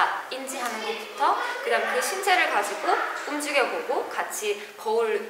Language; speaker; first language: Korean; native; Korean